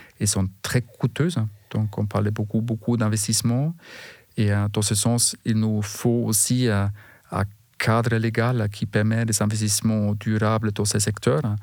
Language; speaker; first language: French; non-native, fluent; German